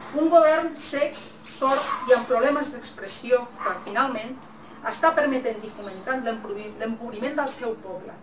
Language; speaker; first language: Catalan; non-native, local second language; Spanish